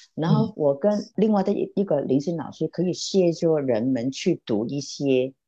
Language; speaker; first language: Chinese; non-native, local second language; Cantonese